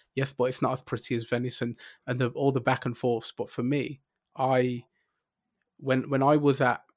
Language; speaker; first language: English; native; English